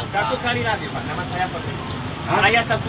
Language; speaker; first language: Indonesian; non-native, learner; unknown